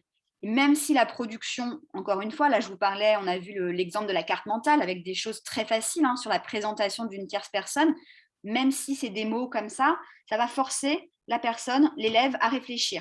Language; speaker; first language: French; native; French